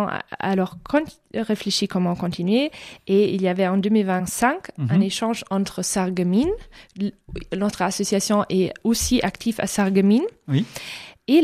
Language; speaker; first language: French; non-native, fluent; German